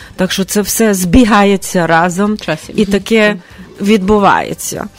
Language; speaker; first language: Ukrainian; early bilingual, heritage; Ukrainian